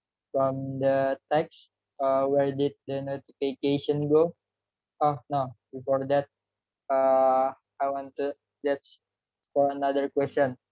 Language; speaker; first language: English; non-native, learner; Indonesian